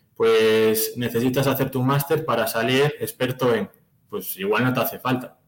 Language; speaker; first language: Spanish; native; Spanish